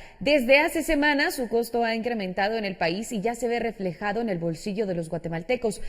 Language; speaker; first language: Spanish; native; Spanish